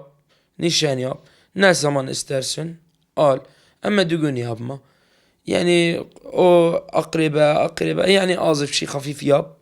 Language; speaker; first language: Turkish; non-native, learner; Arabic